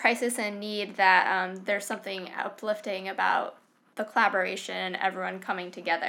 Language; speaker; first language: English; native; English